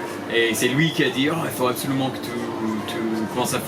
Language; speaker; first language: French; non-native, fluent; English